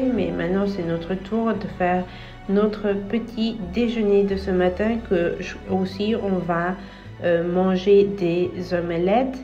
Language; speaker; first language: French; non-native, fluent; Spanish